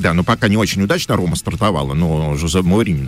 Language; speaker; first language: Russian; native; Russian